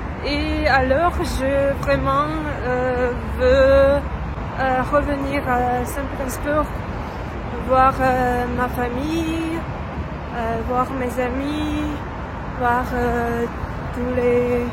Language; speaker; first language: French; non-native, learner; Russian